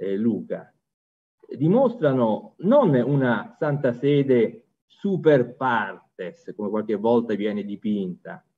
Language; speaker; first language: Italian; native; Italian